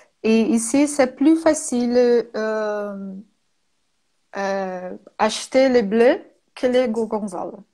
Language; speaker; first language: French; non-native, learner; Portuguese